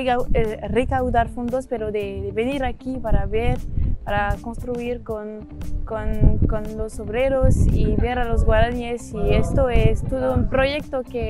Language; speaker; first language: Spanish; non-native, learner; French